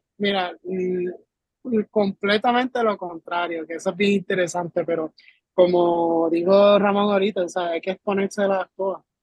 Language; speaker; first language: Spanish; early bilingual, heritage; Spanish